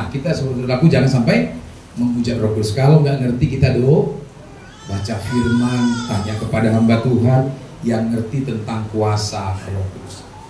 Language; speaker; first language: Indonesian; non-native, local second language; Batak Toba